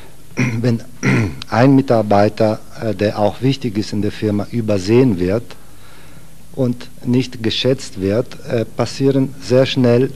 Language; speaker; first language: German; non-native, fluent; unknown